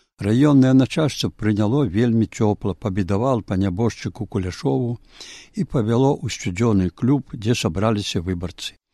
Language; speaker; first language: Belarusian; native; Belarusian